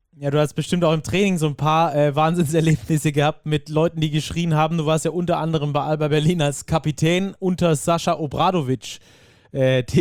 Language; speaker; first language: German; native; German